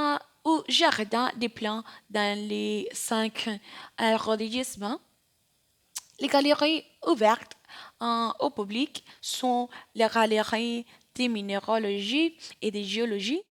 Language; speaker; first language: French; non-native, learner; Spanish